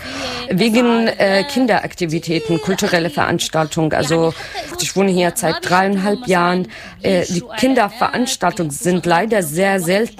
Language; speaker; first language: German; non-native, local second language; Arabic